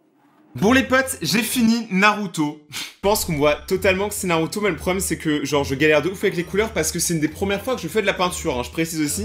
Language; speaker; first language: French; native; French